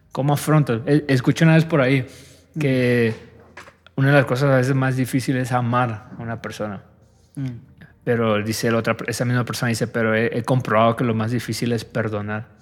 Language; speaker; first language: Spanish; native; Spanish